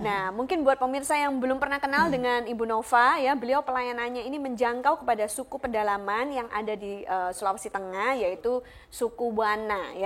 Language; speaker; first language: Indonesian; native; Indonesian